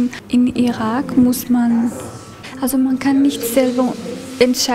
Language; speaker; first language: German; non-native, learner; Arabic